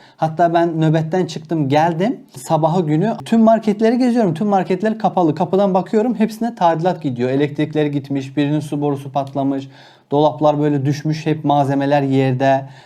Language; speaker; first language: Turkish; non-native, local second language; Azerbaijani